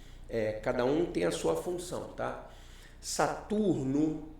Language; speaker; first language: Portuguese; native; Portuguese